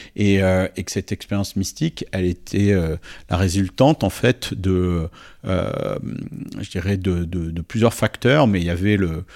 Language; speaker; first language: French; native; French